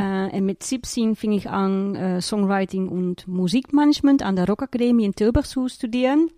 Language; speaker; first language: German; non-native, learner; Dutch